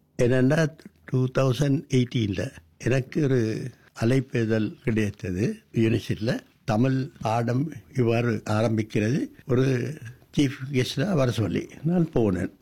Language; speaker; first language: Tamil; non-native, local second language; Sinhala